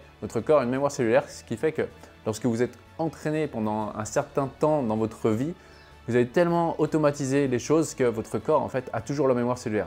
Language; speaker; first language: French; native; French